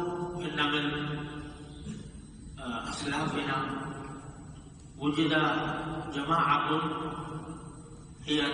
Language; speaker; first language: Arabic; non-native, fluent; Urdu